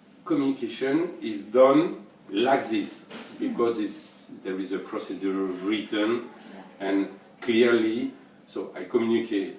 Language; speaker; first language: English; non-native, learner; French